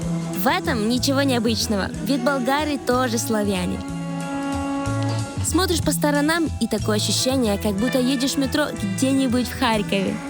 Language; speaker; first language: Russian; native; Russian